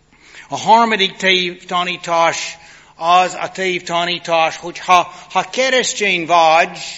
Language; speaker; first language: Hungarian; non-native, fluent; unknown